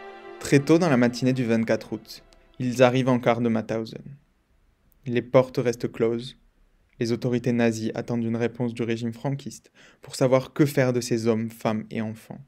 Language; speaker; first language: French; native; French